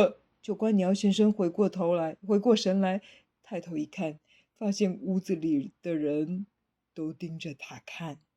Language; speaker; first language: Chinese; native; Chinese